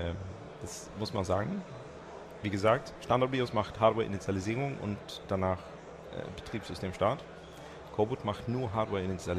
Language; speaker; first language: German; non-native, fluent; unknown